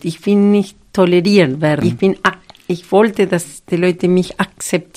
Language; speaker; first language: German; non-native, fluent; Spanish